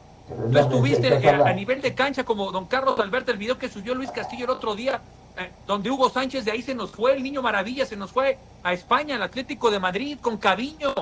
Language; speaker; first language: Spanish; native; Spanish